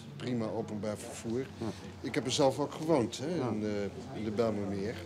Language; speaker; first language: Dutch; native; Dutch